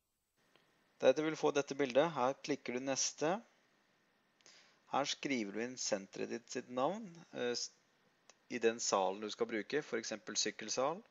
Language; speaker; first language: Norwegian; native; Norwegian